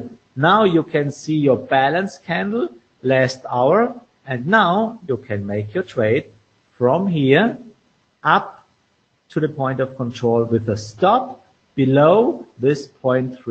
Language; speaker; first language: English; non-native, fluent; German